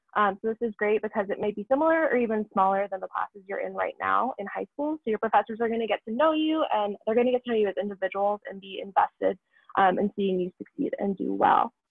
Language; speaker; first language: English; native; English